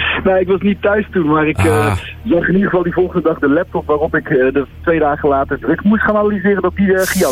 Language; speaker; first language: Dutch; native; Dutch